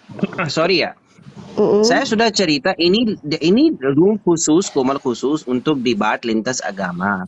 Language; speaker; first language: Indonesian; non-native, learner; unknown